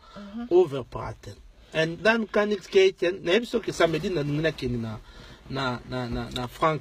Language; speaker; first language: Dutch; non-native, learner; Lingala